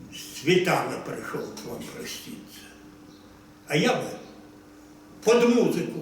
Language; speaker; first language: Russian; non-native, local second language; Ukrainian